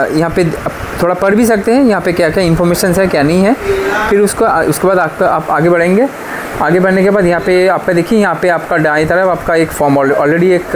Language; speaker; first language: Hindi; non-native, local second language; Bangla